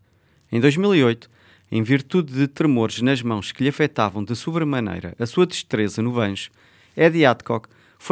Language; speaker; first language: Portuguese; native; Portuguese